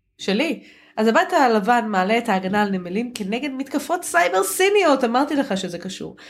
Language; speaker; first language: Hebrew; native; Hebrew